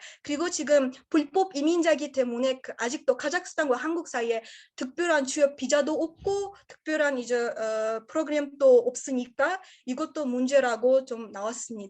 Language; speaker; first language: Korean; non-native, learner; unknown